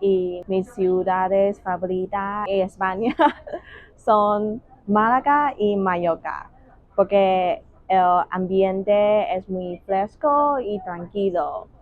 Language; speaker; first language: Spanish; non-native, learner; Chinese